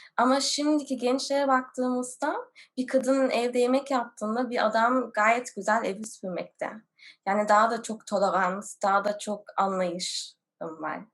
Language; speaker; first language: Turkish; early bilingual, heritage; Turkish